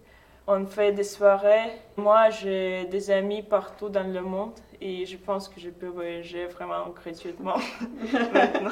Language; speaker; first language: French; non-native, fluent; Russian